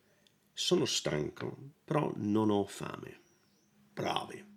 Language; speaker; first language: Italian; non-native, learner; English